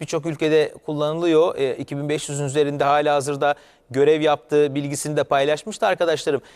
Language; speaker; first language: Turkish; native; Turkish